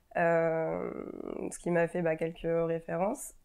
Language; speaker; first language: French; native; French